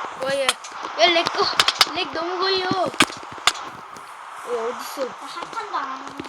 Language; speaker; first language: Korean; native; Korean